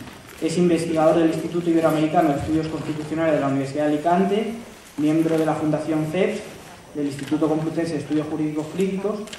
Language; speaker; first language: Spanish; native; Spanish